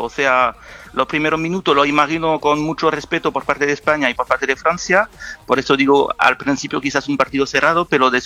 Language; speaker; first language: Spanish; non-native, fluent; French